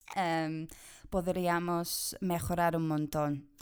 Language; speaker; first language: Spanish; non-native, fluent; English